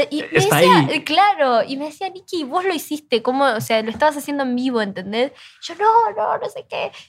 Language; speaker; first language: Spanish; native; Spanish